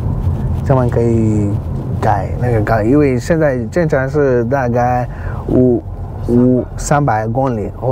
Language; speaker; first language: Chinese; non-native, learner; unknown